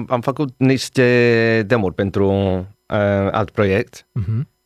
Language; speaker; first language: Romanian; non-native, learner; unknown